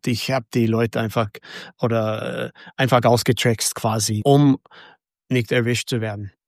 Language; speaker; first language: German; non-native, fluent; English